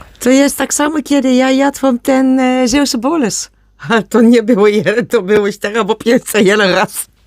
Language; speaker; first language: Polish; non-native, learner; Dutch